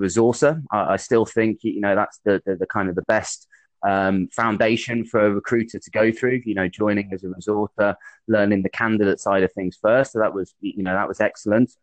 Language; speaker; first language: English; native; English